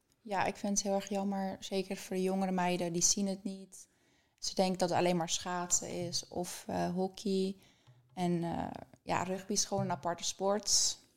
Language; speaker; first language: Dutch; early bilingual, other home language; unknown